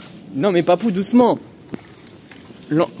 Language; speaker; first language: French; native; French